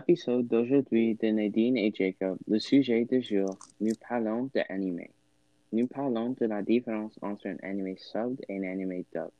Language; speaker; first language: French; non-native, learner; English